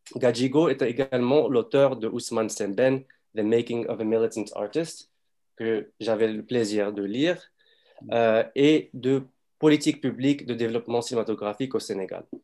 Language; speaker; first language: French; non-native, fluent; Arabic